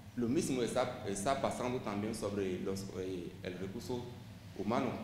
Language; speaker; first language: Spanish; non-native, fluent; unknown